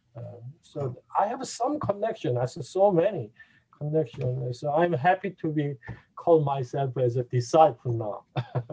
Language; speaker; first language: English; non-native, fluent; Korean